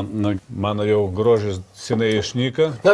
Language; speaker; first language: Lithuanian; non-native, fluent; Russian